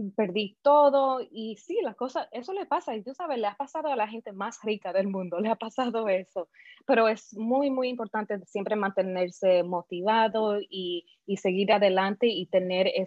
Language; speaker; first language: Spanish; native; Spanish